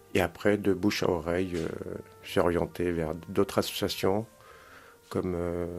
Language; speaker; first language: French; native; French